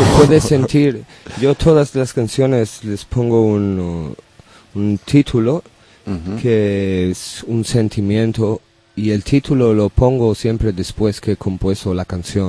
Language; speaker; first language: Spanish; non-native, learner; English